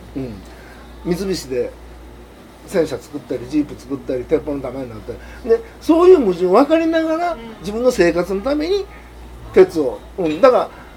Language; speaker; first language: Japanese; native; Japanese